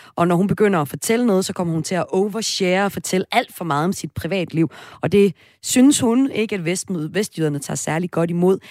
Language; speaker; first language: Danish; native; Danish